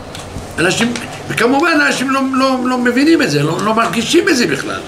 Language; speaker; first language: Hebrew; non-native, fluent; French